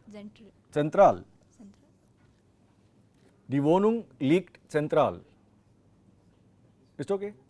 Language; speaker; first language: German; non-native, fluent; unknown